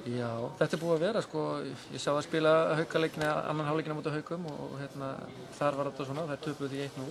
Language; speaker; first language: Icelandic; native; Icelandic